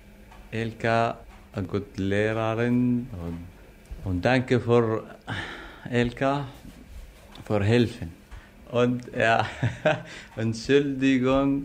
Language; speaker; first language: German; non-native, learner; Arabic